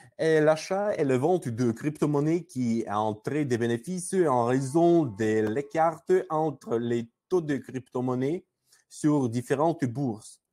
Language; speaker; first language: French; non-native, learner; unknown